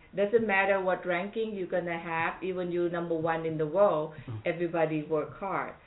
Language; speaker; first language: English; non-native, fluent; Thai